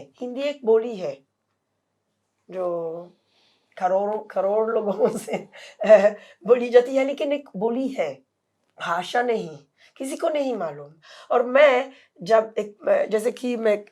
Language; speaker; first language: Hindi; non-native, fluent; Italian